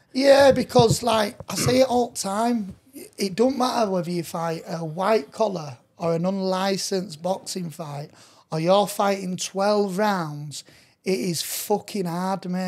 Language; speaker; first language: English; native; English